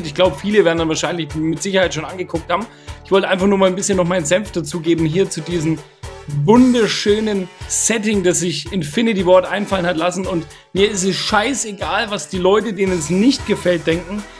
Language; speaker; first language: German; native; German